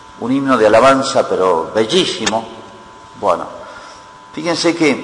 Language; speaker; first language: Spanish; native; Spanish